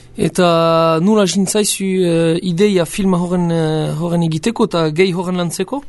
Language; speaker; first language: Basque; native; Basque